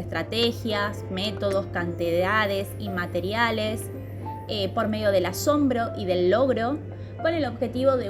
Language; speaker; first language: Spanish; native; Spanish